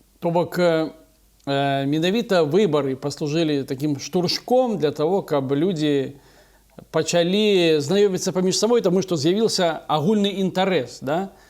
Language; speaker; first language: Belarusian; non-native, local second language; Russian